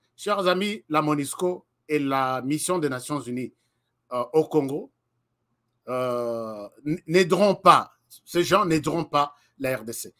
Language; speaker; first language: French; non-native, local second language; Lingala